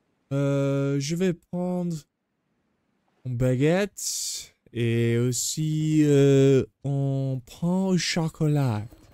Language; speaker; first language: French; non-native, learner; English